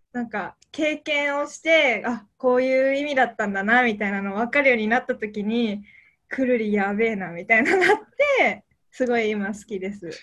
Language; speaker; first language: Japanese; native; Japanese